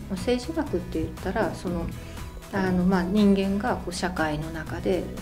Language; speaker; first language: Japanese; non-native, fluent; Chinese